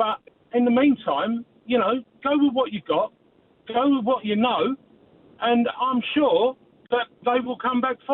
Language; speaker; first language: English; native; English